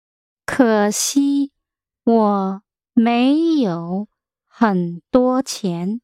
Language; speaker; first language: Chinese; non-native, learner; English